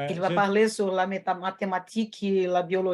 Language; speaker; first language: French; non-native, fluent; Portuguese